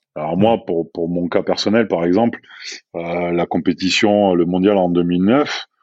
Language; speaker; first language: French; native; French